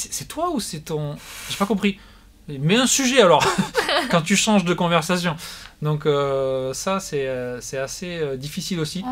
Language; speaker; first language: French; native; French